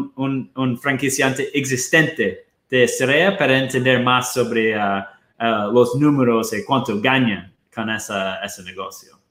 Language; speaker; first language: Spanish; non-native, fluent; Portuguese